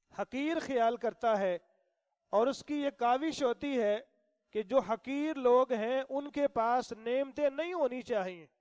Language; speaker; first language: Urdu; non-native, local second language; Punjabi